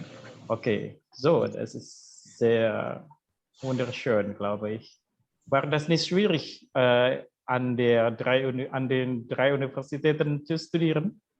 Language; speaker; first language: German; non-native, fluent; Indonesian